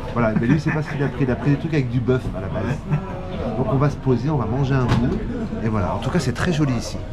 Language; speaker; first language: French; native; French